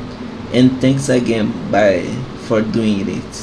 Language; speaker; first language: English; non-native, fluent; Portuguese